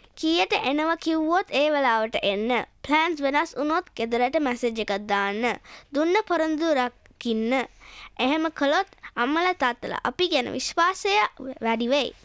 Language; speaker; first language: Sinhala; early bilingual, heritage; Sinhala